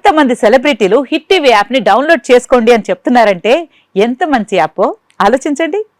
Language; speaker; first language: Telugu; native; Telugu